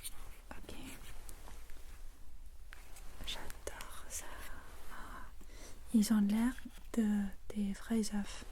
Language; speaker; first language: French; non-native, fluent; English